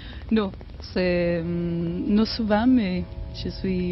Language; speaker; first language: French; non-native, learner; Italian